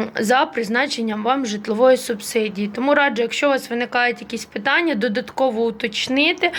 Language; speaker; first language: Ukrainian; native; Ukrainian